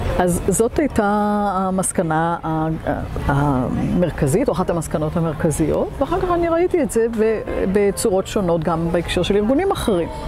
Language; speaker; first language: Hebrew; native; Hebrew